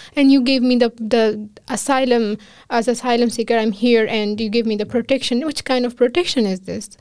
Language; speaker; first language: English; non-native, fluent; Pashto